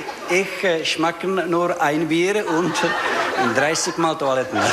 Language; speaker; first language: German; non-native, learner; Czech